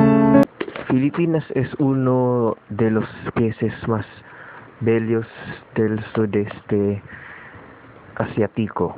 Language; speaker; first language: Spanish; non-native, learner; Filipino